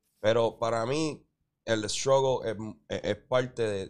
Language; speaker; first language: Spanish; early bilingual, heritage; Spanish